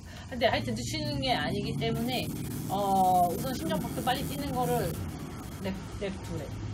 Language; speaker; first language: Korean; native; Korean